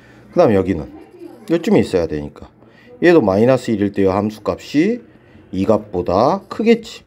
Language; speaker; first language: Korean; native; Korean